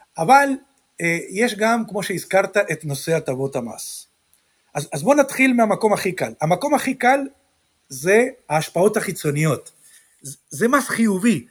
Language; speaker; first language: Hebrew; non-native, fluent; Spanish